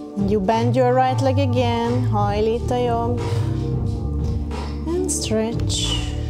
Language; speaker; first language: English; non-native, fluent; Hungarian